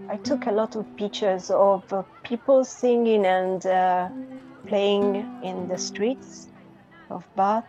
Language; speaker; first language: English; non-native, fluent; Italian